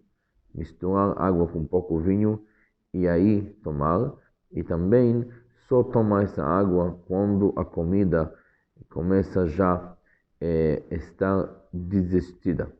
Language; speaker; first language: Portuguese; non-native, fluent; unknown